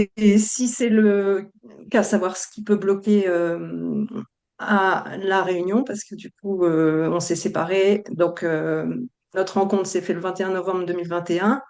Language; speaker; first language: French; native; French